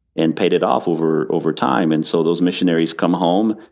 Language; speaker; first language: English; non-native, fluent; French